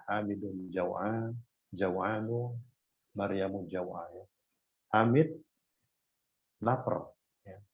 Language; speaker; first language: Arabic; non-native, fluent; Indonesian